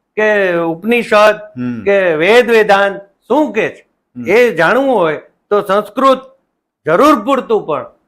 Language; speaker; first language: Gujarati; native; Gujarati